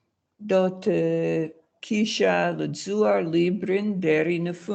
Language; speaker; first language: Albanian; non-native, learner; English